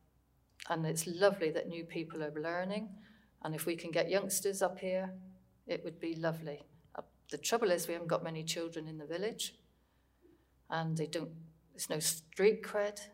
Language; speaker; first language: English; native; English